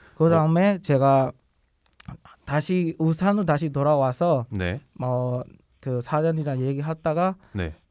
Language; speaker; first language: Korean; non-native, learner; Burmese